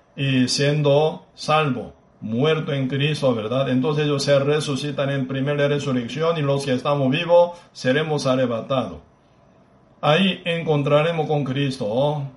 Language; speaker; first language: Spanish; non-native, fluent; Korean